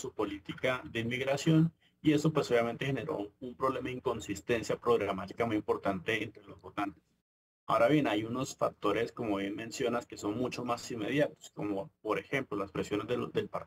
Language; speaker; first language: Spanish; native; Spanish